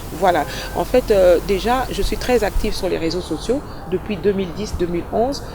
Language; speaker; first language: French; native; French